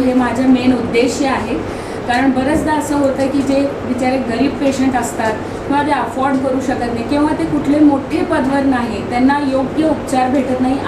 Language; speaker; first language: Marathi; non-native, fluent; Hindi